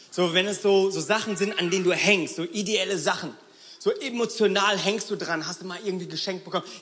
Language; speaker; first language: German; early bilingual, other home language; Korean